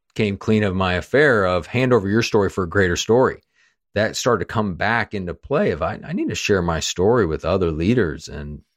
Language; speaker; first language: English; native; English